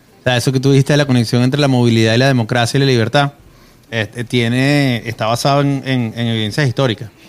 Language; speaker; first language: Spanish; native; Spanish